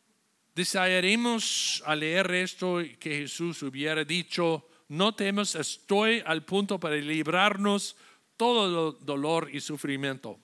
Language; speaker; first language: Spanish; non-native, fluent; English